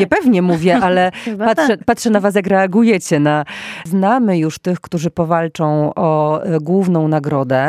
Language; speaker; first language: Polish; native; Polish